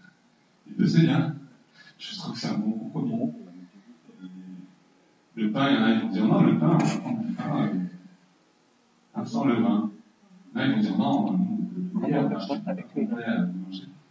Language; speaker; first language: French; native; French